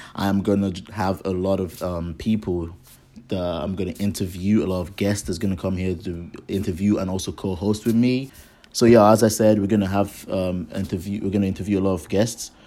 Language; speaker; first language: English; non-native, local second language; Igbo